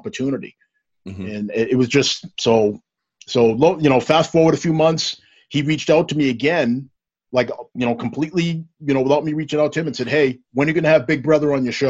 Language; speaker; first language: English; native; English